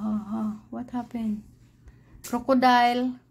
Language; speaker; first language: English; non-native, local second language; Hiligaynon